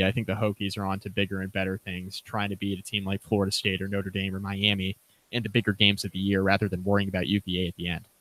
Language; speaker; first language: English; native; English